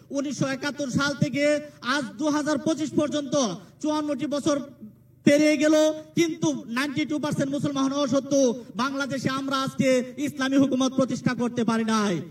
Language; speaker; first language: Bangla; native; Bangla